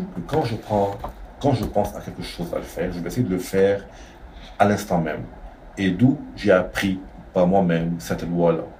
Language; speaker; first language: French; non-native, local second language; Arabic